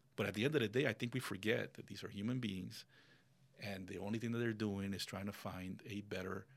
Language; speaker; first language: English; early bilingual, other home language; Spanish